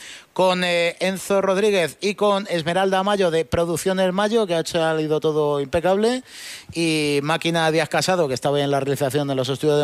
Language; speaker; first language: Spanish; native; Spanish